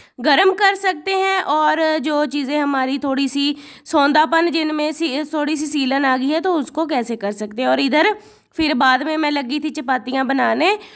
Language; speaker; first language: Hindi; native; Hindi